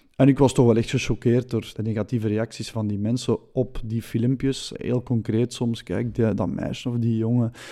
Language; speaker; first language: Dutch; native; Dutch